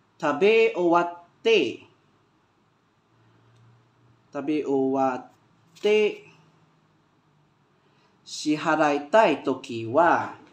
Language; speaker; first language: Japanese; non-native, learner; Malay